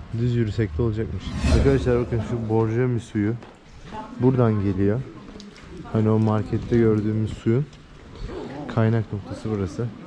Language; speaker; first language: Turkish; native; Turkish